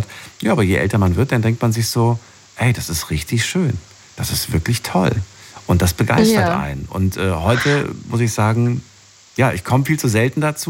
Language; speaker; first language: German; native; German